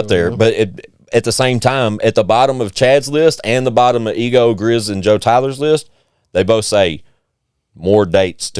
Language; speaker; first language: English; native; English